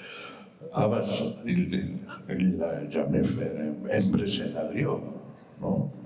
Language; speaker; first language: French; non-native, fluent; Spanish